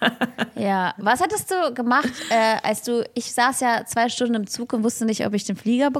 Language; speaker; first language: German; early bilingual, other home language; Russian